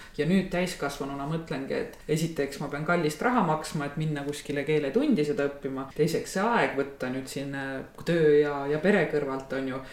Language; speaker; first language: Estonian; native; Estonian